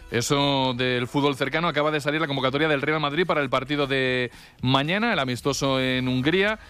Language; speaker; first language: Spanish; native; Spanish